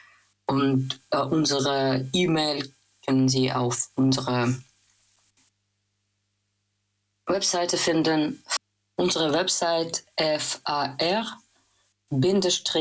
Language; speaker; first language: German; non-native, learner; Russian